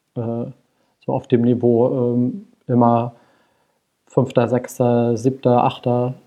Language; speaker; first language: German; native; German